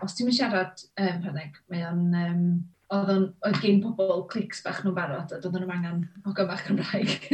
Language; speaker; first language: Welsh; native; Welsh